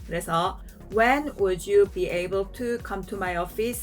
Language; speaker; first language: English; non-native, fluent; Korean